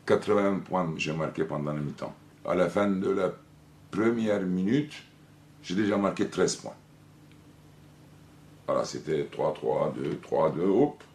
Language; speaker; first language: French; non-native, fluent; Turkish